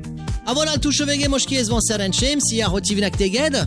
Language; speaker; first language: Hungarian; native; Hungarian